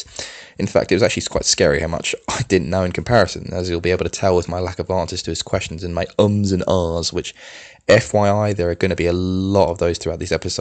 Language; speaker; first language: English; native; English